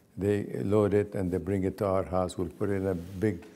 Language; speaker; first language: English; non-native, fluent; Arabic